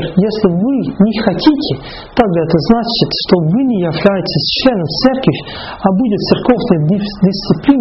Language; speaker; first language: Russian; non-native, fluent; Dutch